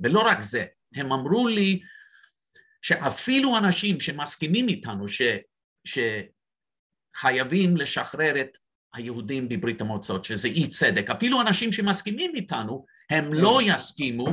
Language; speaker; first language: Hebrew; non-native, fluent; English